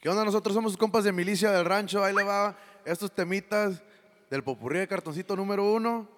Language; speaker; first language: Spanish; early bilingual, heritage; Spanish